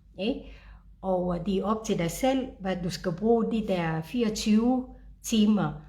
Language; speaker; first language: Danish; non-native, fluent; Filipino